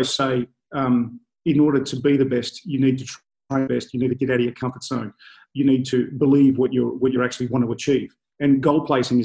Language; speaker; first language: English; native; English